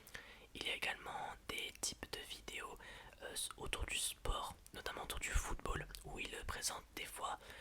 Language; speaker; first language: French; native; French